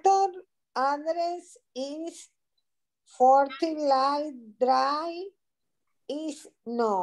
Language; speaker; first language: English; non-native, learner; Spanish